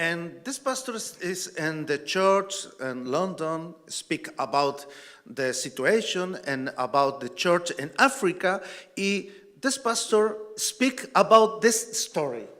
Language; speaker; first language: English; non-native, learner; Spanish